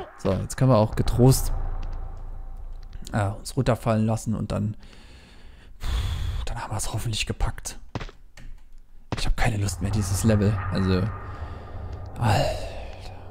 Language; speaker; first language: German; native; German